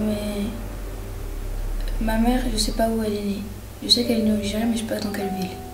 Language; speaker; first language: French; early bilingual, other home language; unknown